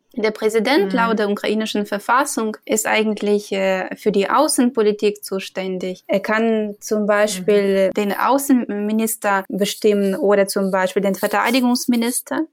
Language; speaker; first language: German; non-native, fluent; Ukrainian